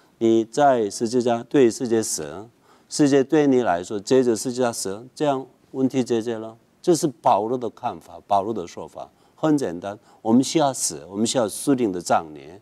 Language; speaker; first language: Chinese; non-native, fluent; Korean